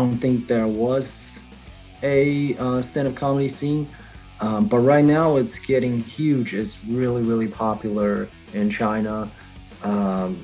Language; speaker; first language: English; non-native, fluent; Chinese